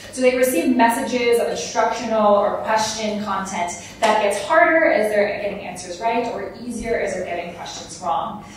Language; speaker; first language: English; native; English